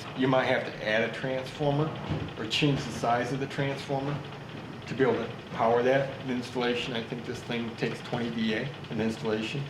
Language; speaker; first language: English; native; English